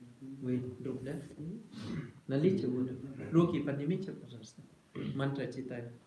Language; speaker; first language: Russian; non-native, learner; Sinhala